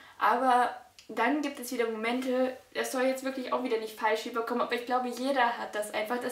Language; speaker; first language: German; early bilingual, other home language; Russian